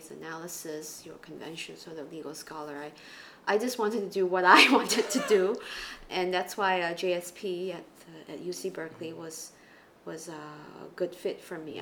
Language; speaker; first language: English; non-native, local second language; Chinese